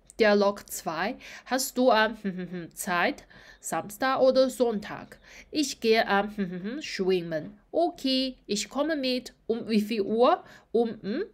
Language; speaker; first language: German; non-native, fluent; Chinese